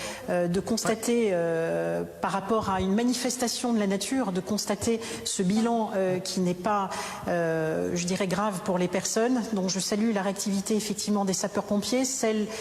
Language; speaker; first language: French; native; French